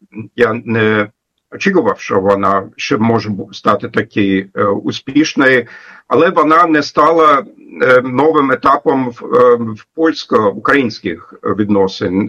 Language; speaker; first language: Ukrainian; non-native, fluent; German